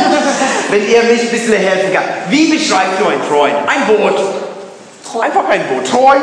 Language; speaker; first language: German; non-native, learner; English